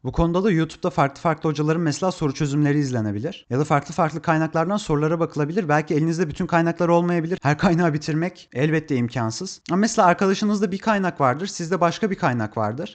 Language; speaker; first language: Turkish; native; Turkish